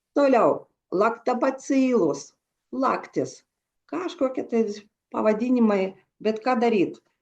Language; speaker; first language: Lithuanian; non-native, local second language; Russian